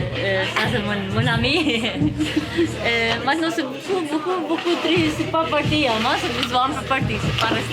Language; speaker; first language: French; non-native, learner; Albanian